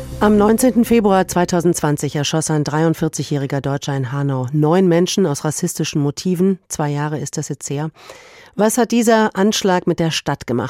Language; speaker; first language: German; native; German